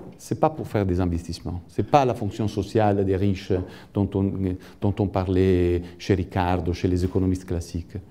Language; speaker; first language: French; non-native, fluent; Italian